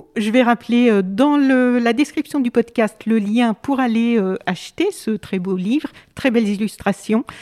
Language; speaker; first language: French; native; French